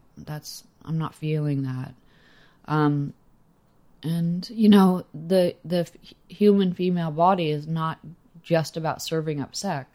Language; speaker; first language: English; native; English